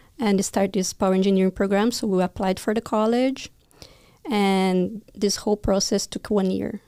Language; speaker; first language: English; non-native, fluent; Portuguese